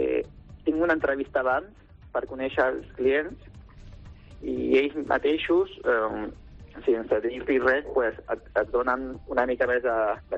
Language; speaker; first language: Catalan; non-native, local second language; Spanish